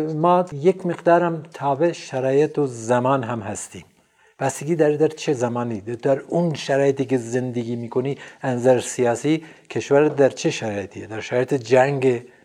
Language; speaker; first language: Persian; non-native, local second language; Central Kurdish